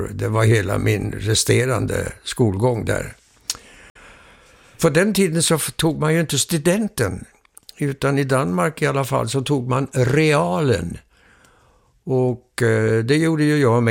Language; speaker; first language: Swedish; early bilingual, heritage; Swedish